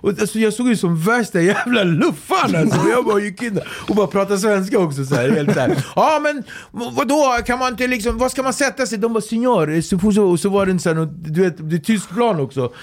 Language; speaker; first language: Swedish; early bilingual, other home language; Kabuverdianu